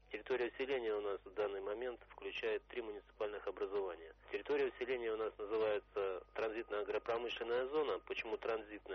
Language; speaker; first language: Russian; native; Russian